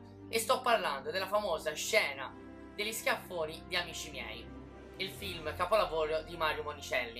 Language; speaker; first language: Italian; native; Italian